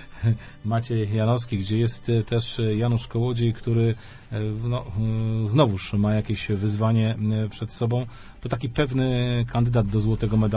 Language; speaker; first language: Polish; native; Polish